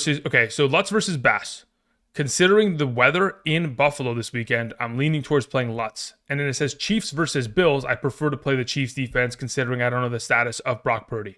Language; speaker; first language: English; native; English